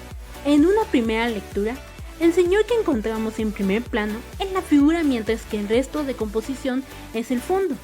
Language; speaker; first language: Spanish; native; Spanish